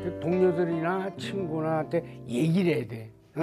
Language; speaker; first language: Korean; native; Korean